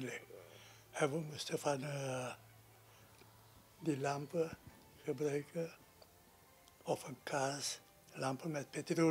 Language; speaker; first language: Dutch; non-native, local second language; Sranan Tongo